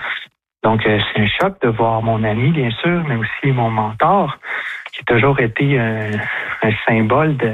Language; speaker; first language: French; native; French